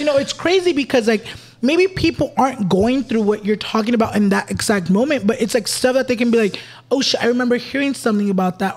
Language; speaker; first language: English; early bilingual, other home language; Spanish